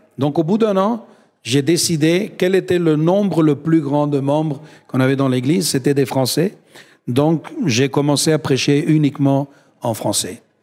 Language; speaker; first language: French; non-native, fluent; Spanish